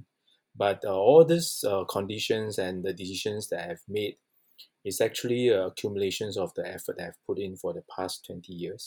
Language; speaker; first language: English; non-native, local second language; Chinese